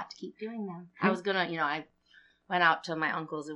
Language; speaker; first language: English; native; English